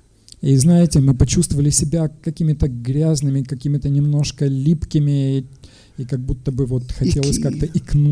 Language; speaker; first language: Russian; native; Russian